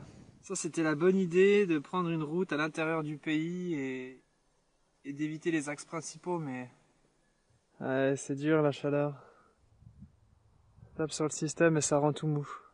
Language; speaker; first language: French; native; French